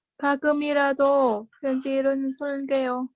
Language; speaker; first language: Korean; non-native, learner; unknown